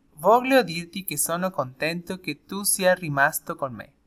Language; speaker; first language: Italian; non-native, learner; Spanish